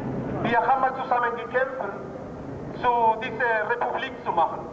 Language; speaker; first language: German; non-native, fluent; Spanish